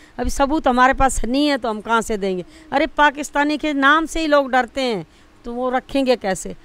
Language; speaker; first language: Urdu; non-native, local second language; Sindhi